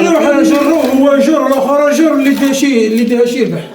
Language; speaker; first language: Arabic; native; Arabic